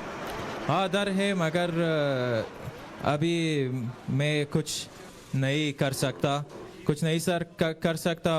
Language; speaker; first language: Hindi; non-native, learner; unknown